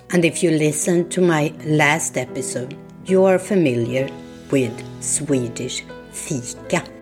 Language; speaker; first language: English; non-native, fluent; Swedish